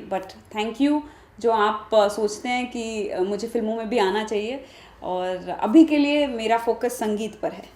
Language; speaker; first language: Hindi; non-native, local second language; Marathi